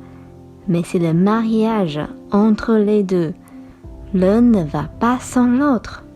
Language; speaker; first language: French; non-native, fluent; Chinese